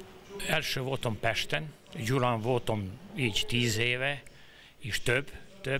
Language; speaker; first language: Hungarian; non-native, learner; Serbian